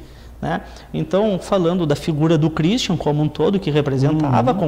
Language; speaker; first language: Portuguese; native; Portuguese